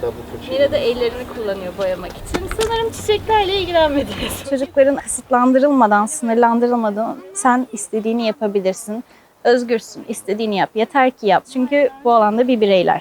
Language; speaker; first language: Turkish; native; Turkish